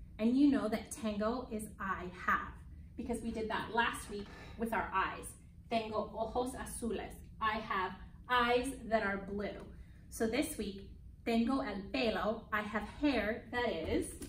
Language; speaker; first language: English; native; English